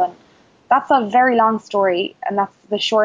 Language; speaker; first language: English; native; English